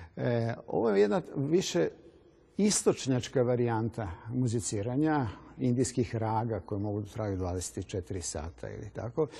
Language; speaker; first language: Serbian; native; Serbian